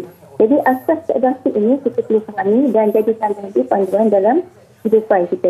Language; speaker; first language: Malay; native; Malay